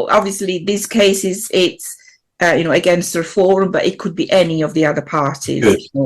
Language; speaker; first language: English; non-native, fluent; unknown